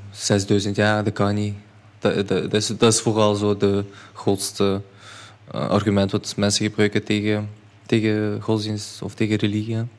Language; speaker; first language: Dutch; early bilingual, other home language; Chechen